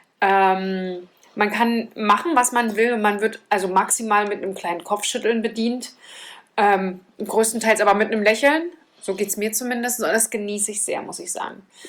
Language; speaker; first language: German; native; German